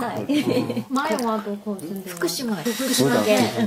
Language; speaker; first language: Japanese; non-native, fluent; Chinese